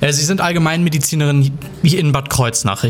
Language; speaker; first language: German; native; German